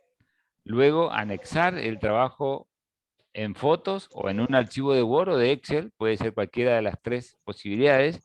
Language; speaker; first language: Spanish; native; Spanish